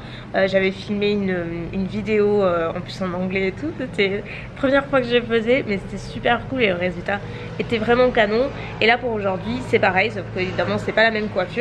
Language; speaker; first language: French; native; French